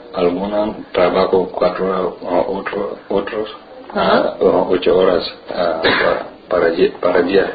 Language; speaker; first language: Spanish; non-native, learner; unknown